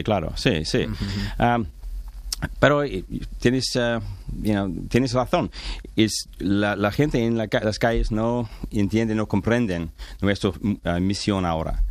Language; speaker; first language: Spanish; non-native, learner; English